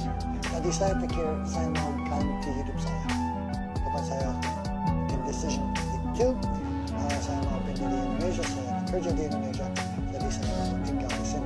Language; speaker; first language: Indonesian; non-native, learner; English